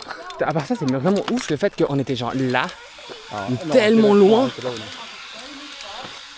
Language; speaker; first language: French; native; French